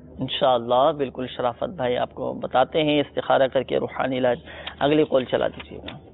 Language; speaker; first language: Urdu; native; Urdu